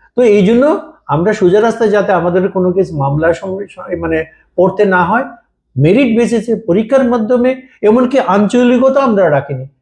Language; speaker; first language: Bangla; native; Bangla